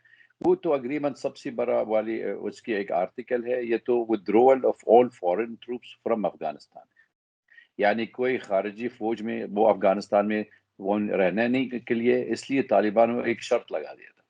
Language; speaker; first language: Hindi; non-native, fluent; Arabic